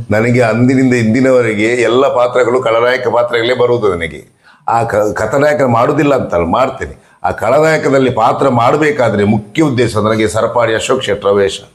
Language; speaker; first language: Kannada; non-native, local second language; Tulu